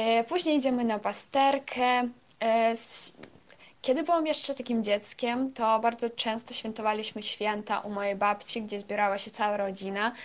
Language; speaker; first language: Polish; non-native, fluent; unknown